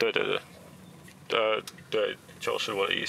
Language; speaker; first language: Chinese; non-native, learner; Finnish